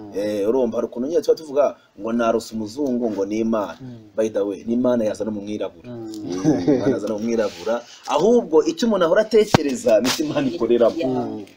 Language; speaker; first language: Kinyarwanda; native; Kinyarwanda